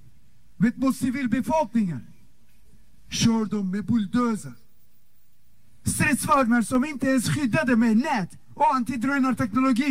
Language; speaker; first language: Swedish; non-native, fluent; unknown